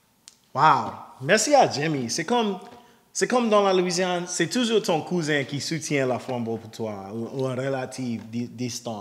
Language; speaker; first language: French; non-native, local second language; English